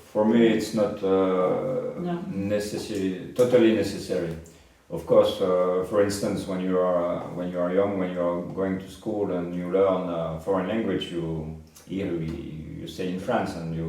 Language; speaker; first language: English; non-native, fluent; French